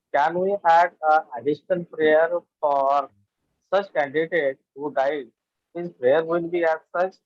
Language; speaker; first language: English; non-native, local second language; Marathi